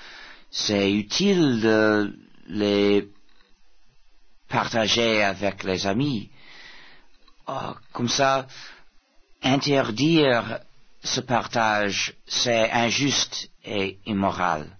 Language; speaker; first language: French; non-native, fluent; English